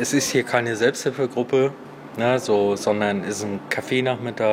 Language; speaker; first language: German; native; German